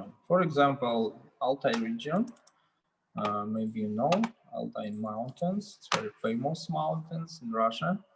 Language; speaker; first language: English; non-native, learner; Russian